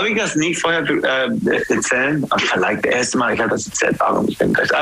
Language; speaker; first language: German; non-native, learner; English